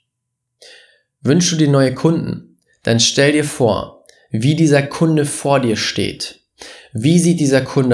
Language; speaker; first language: German; native; German